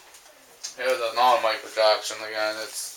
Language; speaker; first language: English; native; English